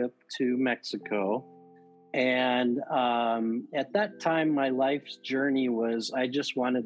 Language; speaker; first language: English; native; English